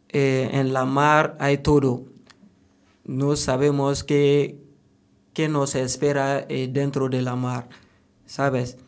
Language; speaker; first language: Spanish; non-native, learner; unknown